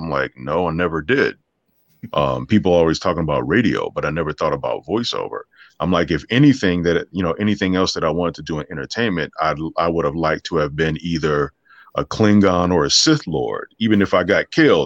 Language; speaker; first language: English; native; English